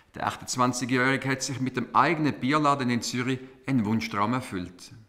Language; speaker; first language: German; native; German